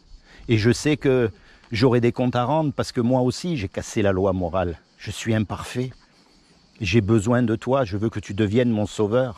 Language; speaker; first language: French; native; French